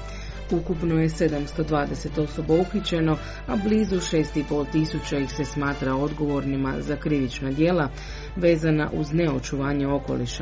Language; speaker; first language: Croatian; native; Croatian